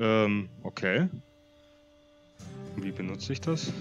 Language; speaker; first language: German; native; German